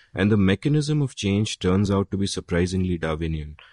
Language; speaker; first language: English; non-native, local second language; Hindi